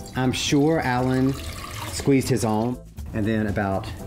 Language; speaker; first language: English; native; English